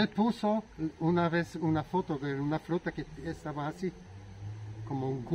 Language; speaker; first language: Spanish; non-native, fluent; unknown